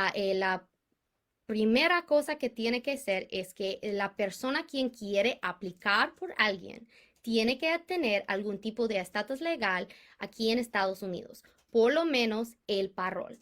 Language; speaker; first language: Spanish; non-native, fluent; English